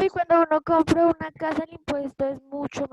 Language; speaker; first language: Spanish; native; Spanish